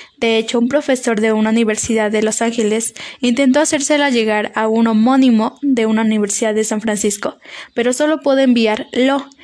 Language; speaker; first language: Spanish; native; Spanish